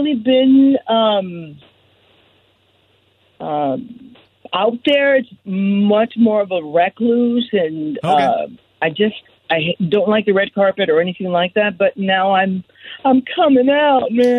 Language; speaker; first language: English; non-native, fluent; Spanish